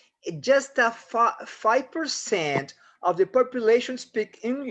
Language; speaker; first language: English; non-native, fluent; Spanish